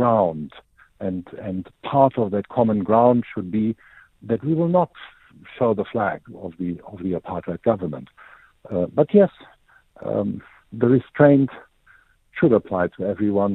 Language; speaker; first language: English; non-native, fluent; German